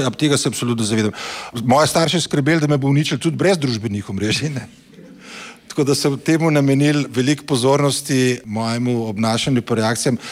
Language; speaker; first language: Slovenian; native; Slovenian